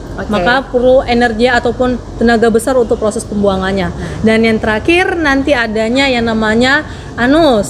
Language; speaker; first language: Indonesian; native; Indonesian